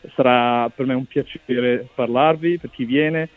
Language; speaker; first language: Italian; early bilingual, other home language; English